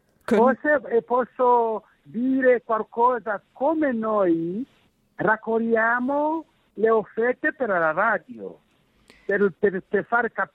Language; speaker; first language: Italian; non-native, fluent; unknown